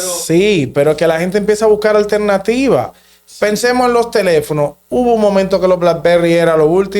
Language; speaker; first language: Spanish; native; Spanish